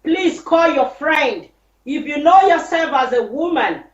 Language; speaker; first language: English; non-native, local second language; Yoruba